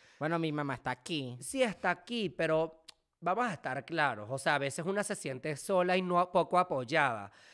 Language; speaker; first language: Spanish; native; Spanish